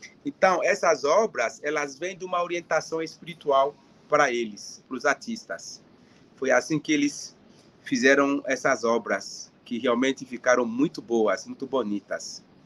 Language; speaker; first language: Portuguese; non-native, fluent; Yoruba